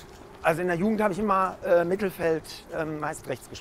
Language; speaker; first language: German; native; German